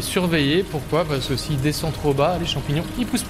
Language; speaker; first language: French; native; French